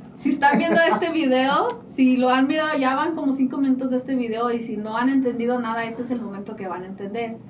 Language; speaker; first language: Spanish; early bilingual, heritage; Spanish